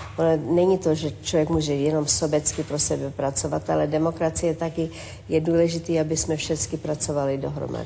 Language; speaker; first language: Czech; early bilingual, heritage; Czech